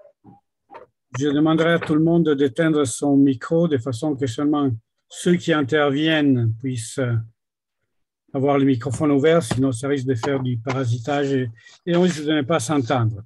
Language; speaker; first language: French; non-native, fluent; Italian